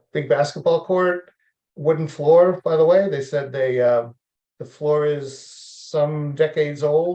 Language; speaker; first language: English; native; English